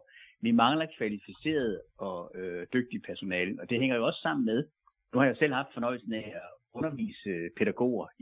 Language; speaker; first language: Danish; native; Danish